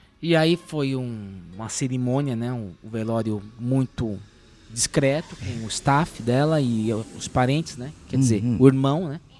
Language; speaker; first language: Portuguese; native; Portuguese